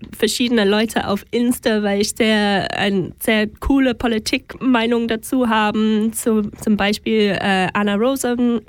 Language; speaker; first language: German; non-native, fluent; English